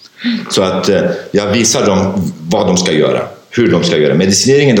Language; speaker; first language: Swedish; non-native, fluent; Kurdish